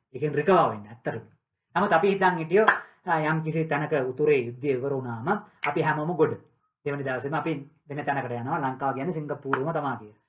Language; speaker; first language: Sinhala; non-native, local second language; Tamil